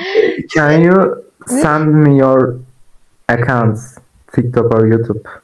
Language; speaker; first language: English; non-native, learner; Turkish